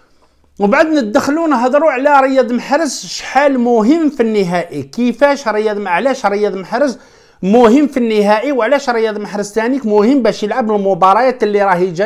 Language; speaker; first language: Arabic; native; Arabic